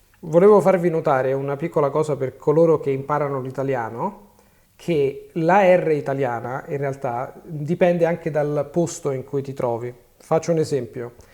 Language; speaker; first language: Italian; native; Italian